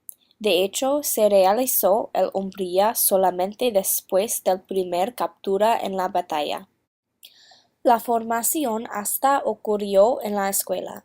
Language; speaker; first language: Spanish; non-native, learner; English